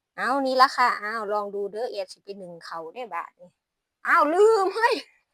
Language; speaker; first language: Thai; non-native, local second language; Lao